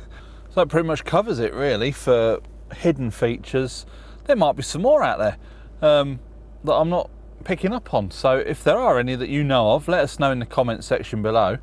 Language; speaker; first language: English; native; English